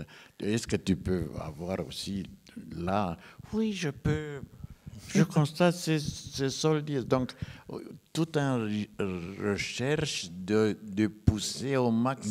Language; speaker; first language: French; non-native, fluent; Romanian